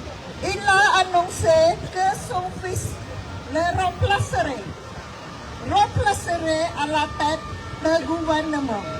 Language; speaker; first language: French; non-native, fluent; Khmer